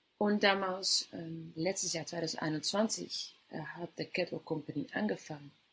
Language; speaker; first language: German; non-native, fluent; Dutch